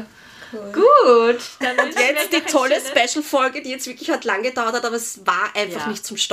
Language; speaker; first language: German; native; German